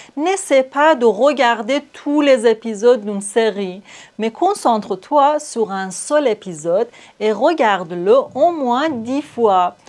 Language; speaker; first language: French; non-native, fluent; Persian